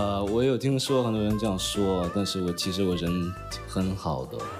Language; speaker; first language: Chinese; early bilingual, heritage; Chinese